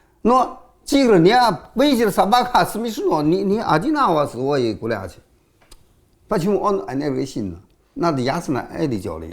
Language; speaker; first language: Russian; non-native, learner; Chinese